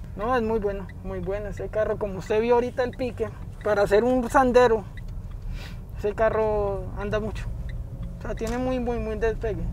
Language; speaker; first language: Spanish; native; Spanish